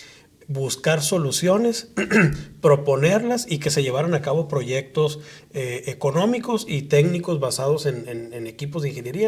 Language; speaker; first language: Spanish; native; Spanish